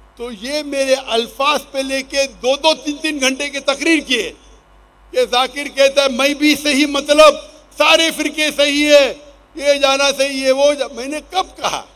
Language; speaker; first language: Urdu; non-native, local second language; Konkani